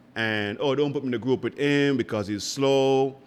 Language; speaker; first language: English; non-native, local second language; Jamaican Creole English